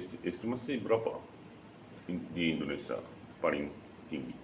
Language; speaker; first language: Indonesian; non-native, learner; Japanese